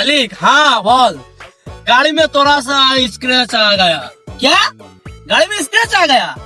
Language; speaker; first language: Hindi; non-native, local second language; Bangla